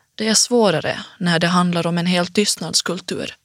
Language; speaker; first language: Swedish; native; Swedish